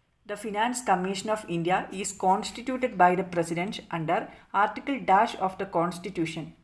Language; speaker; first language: English; non-native, local second language; Malayalam